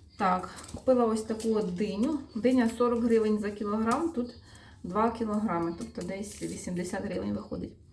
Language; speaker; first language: Ukrainian; non-native, local second language; Russian